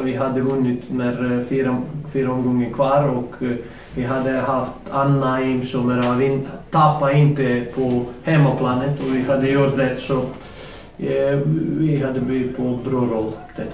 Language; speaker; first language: Swedish; non-native, fluent; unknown